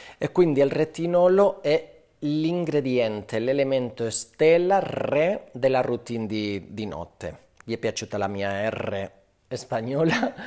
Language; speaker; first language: Italian; non-native, fluent; Spanish